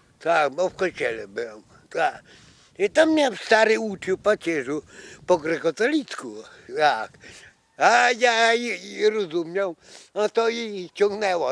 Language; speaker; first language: Polish; non-native, local second language; Ukrainian